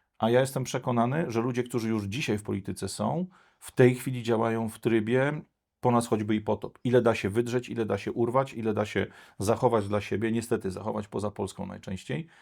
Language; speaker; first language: Polish; native; Polish